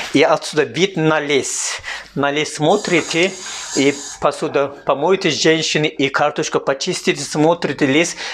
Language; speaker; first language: Russian; non-native, learner; Turkish